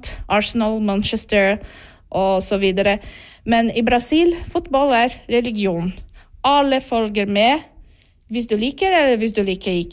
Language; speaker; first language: Norwegian; non-native, fluent; Portuguese